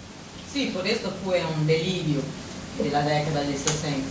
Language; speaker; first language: Spanish; non-native, fluent; Portuguese